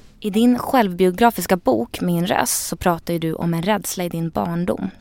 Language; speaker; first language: Swedish; non-native, learner; English